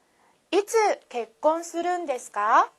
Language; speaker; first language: Japanese; non-native, fluent; Korean